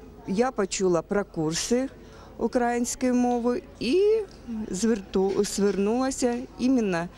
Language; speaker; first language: Ukrainian; non-native, local second language; Russian